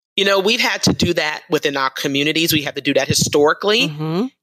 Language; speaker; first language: English; native; English